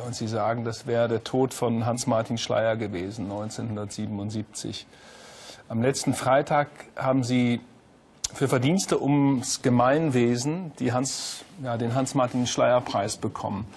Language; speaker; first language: German; native; German